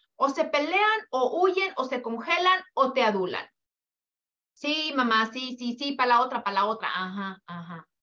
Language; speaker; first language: Spanish; early bilingual, heritage; Spanish